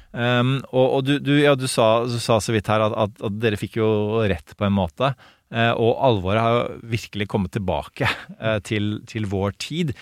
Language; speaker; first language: Norwegian; native; Norwegian